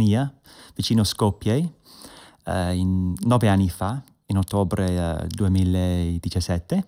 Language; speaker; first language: Italian; non-native, learner; English